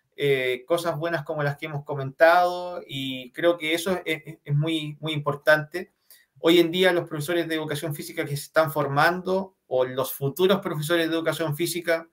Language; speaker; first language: Spanish; native; Spanish